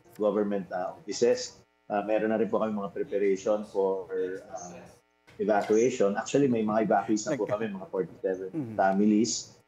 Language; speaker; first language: Filipino; native; Filipino